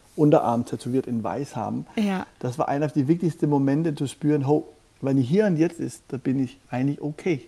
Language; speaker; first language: German; non-native, fluent; Danish